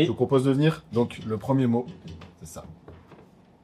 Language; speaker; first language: French; native; French